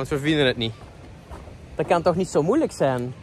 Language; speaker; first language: Dutch; native; Dutch